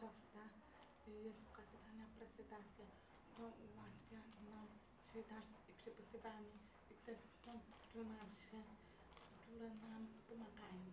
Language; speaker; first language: Polish; non-native, local second language; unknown